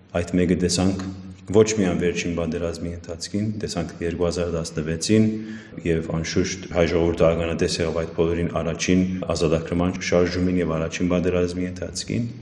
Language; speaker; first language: Armenian; early bilingual, heritage; Armenian